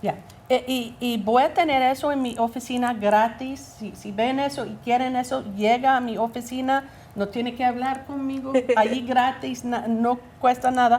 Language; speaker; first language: Spanish; non-native, learner; English